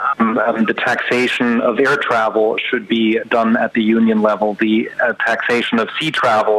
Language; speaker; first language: English; non-native, fluent; German